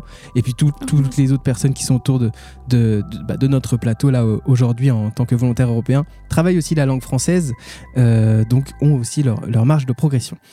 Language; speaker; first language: French; native; French